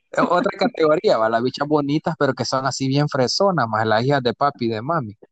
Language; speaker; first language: Spanish; native; Spanish